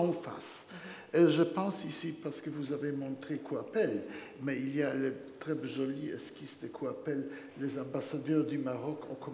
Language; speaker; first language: French; non-native, fluent; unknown